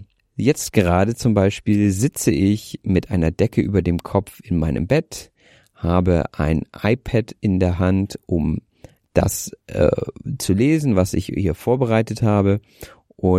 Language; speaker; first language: German; native; German